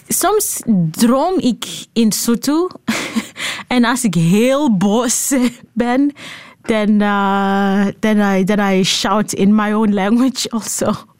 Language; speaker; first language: Dutch; non-native, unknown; Southern Sotho